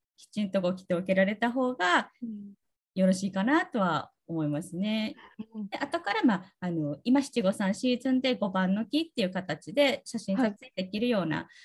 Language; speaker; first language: Japanese; native; Japanese